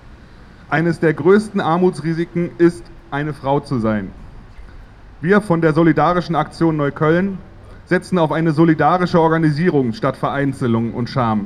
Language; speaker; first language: German; native; German